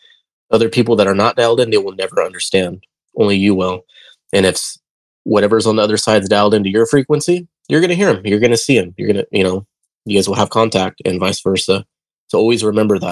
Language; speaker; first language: English; native; English